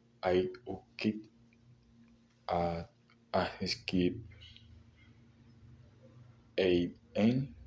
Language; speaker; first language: English; non-native, learner; Spanish